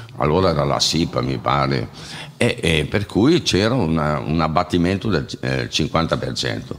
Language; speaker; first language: Italian; native; Italian